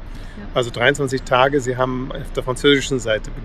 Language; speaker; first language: German; native; German